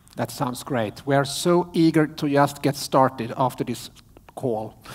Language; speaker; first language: English; non-native, fluent; Swedish